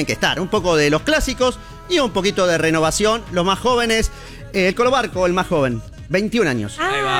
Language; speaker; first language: Spanish; native; Spanish